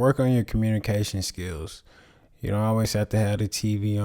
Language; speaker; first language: English; native; English